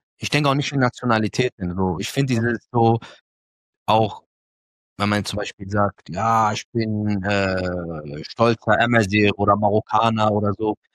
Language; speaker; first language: German; early bilingual, other home language; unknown